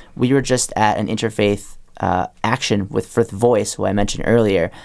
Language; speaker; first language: English; native; English